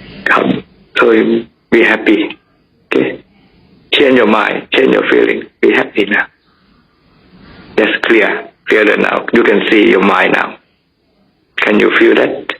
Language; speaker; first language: English; non-native, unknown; Thai